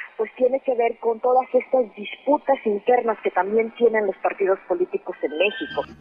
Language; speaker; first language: Spanish; native; Spanish